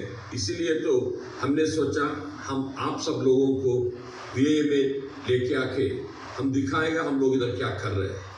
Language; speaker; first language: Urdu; non-native, local second language; Malayalam